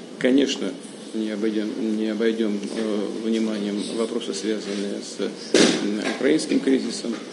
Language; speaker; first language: Russian; native; Russian